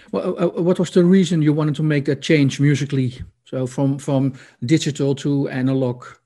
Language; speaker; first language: English; non-native, fluent; Dutch